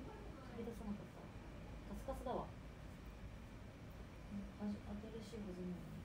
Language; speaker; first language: Japanese; native; Japanese